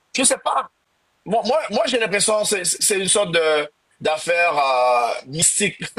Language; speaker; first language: French; non-native, local second language; Haitian Creole